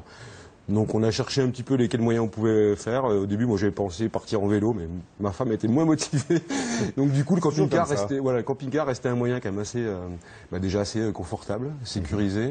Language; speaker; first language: French; native; French